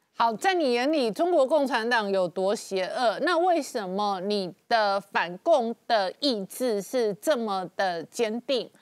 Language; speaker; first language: Chinese; native; Chinese